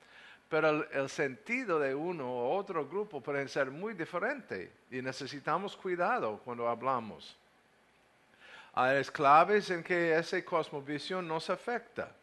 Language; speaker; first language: Spanish; non-native, learner; English